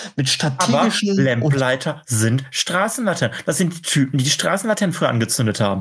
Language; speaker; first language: German; native; German